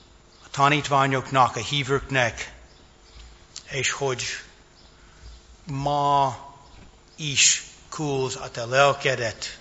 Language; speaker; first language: Hungarian; non-native, fluent; English